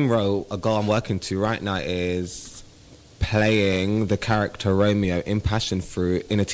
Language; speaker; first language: English; native; English